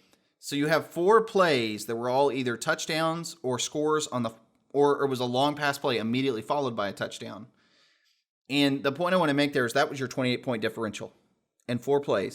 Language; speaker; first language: English; native; English